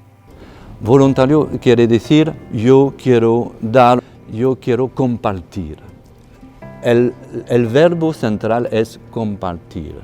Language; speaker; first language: Spanish; non-native, fluent; French